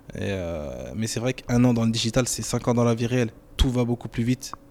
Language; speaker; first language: French; native; French